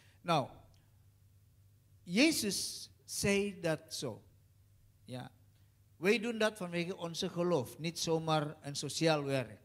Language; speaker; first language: Dutch; non-native, learner; Indonesian